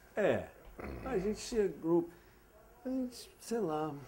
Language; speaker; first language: Portuguese; non-native, fluent; English